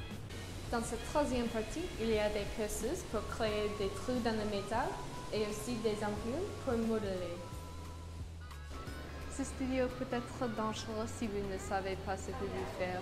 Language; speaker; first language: French; non-native, learner; English